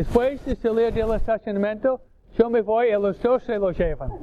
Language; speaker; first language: Spanish; non-native, fluent; English